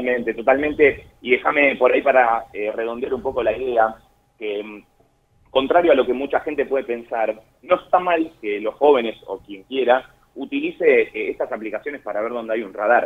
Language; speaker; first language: Spanish; native; Spanish